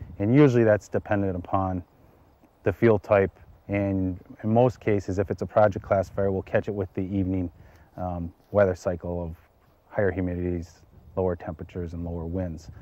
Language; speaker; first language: English; native; English